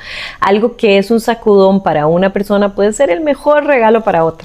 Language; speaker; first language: Spanish; native; Spanish